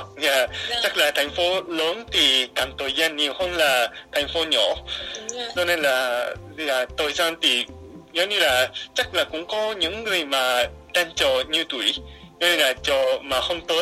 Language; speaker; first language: Vietnamese; non-native, fluent; Japanese